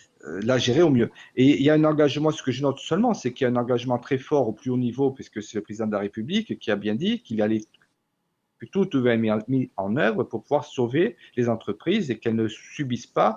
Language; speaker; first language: French; native; French